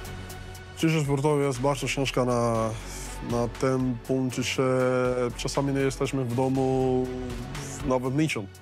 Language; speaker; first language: Polish; non-native, learner; Spanish